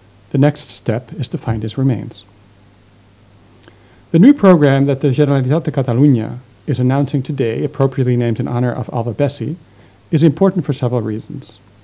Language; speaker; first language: English; non-native, fluent; Dutch